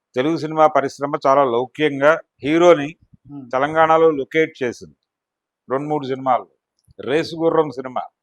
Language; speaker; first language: Telugu; native; Telugu